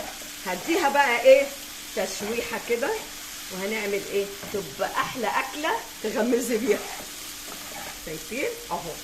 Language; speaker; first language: Arabic; native; Arabic